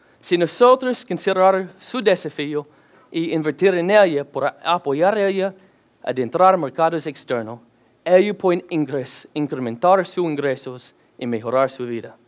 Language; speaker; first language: Spanish; non-native, learner; English